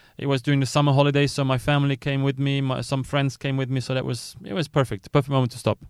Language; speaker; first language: English; non-native, fluent; Luxembourgish